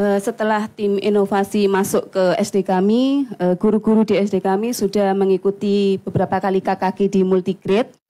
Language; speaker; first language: Indonesian; non-native, local second language; Javanese